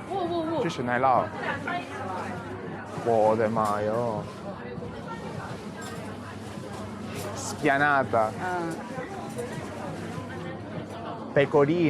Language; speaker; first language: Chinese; non-native, fluent; Italian